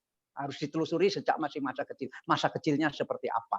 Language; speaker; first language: Indonesian; native; Indonesian